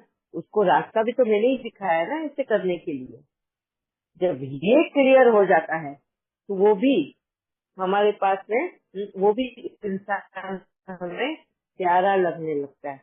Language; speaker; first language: Hindi; native; Hindi